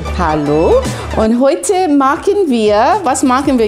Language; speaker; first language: German; non-native, fluent; English